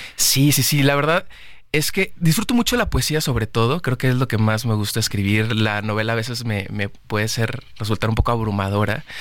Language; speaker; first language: Spanish; native; Spanish